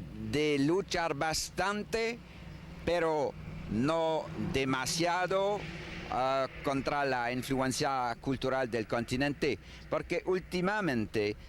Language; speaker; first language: Spanish; non-native, learner; French